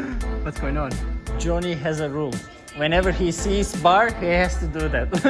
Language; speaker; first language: English; non-native, fluent; Turkish